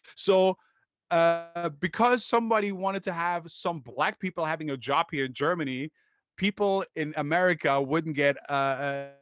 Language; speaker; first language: English; non-native, fluent; German